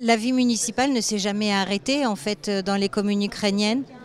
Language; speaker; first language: French; native; French